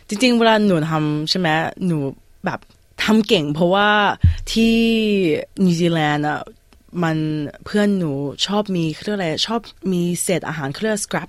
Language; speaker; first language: Thai; early bilingual, heritage; Thai